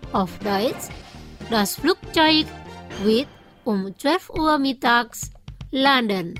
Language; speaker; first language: German; non-native, fluent; Indonesian